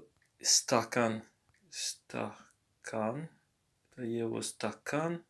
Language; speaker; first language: Russian; non-native, learner; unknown